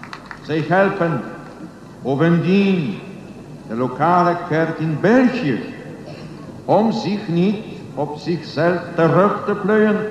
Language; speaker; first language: Dutch; non-native, learner; Polish